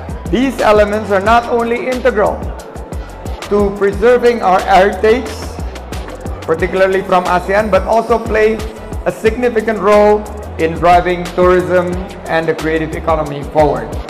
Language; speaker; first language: English; non-native, fluent; Indonesian